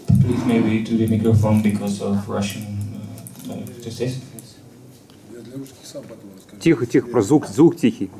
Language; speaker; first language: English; non-native, learner; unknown